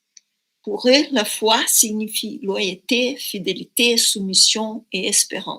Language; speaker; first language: French; non-native, fluent; Portuguese